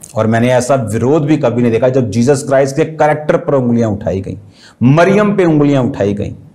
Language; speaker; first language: Hindi; native; Hindi